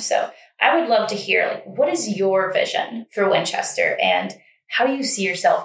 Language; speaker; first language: English; native; English